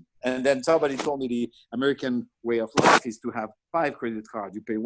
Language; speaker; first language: English; non-native, fluent; French